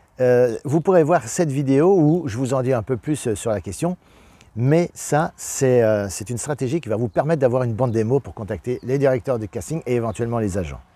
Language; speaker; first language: French; native; French